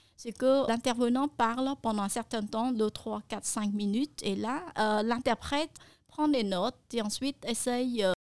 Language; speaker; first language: French; non-native, fluent; Khmer